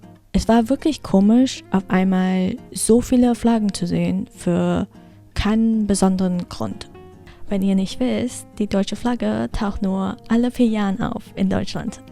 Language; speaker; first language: German; early bilingual, heritage; German